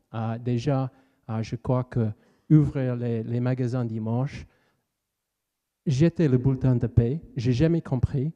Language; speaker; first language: French; non-native, fluent; English